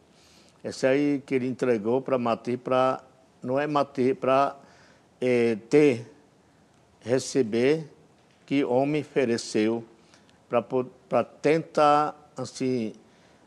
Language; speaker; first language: Portuguese; non-native, local second language; Yanomámi